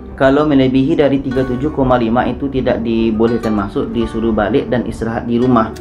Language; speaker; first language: Malay; native; Malay